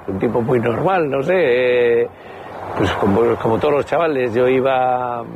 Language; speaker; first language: Spanish; native; Spanish